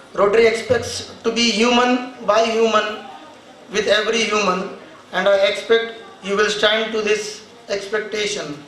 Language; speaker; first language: English; non-native, local second language; Marathi